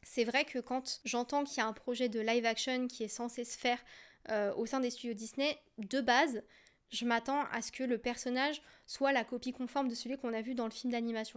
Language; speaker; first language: French; native; French